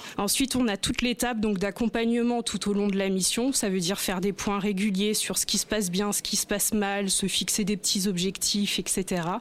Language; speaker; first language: French; native; French